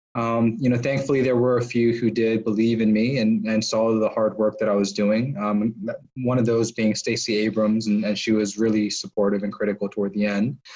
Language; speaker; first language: English; native; English